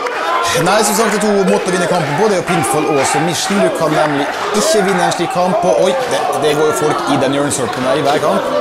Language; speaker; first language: Norwegian; native; Norwegian